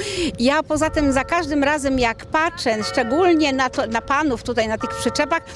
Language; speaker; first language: Polish; native; Polish